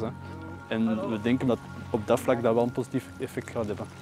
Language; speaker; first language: Dutch; native; Dutch